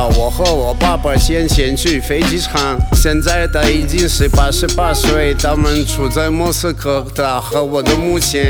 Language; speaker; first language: Chinese; non-native, learner; Russian